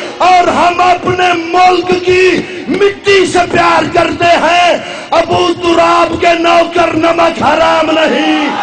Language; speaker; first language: Urdu; non-native, local second language; Punjabi